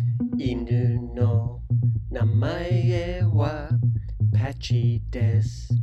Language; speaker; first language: Japanese; non-native, learner; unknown